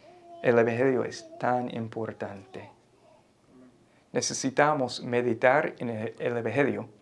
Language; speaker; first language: Spanish; non-native, fluent; English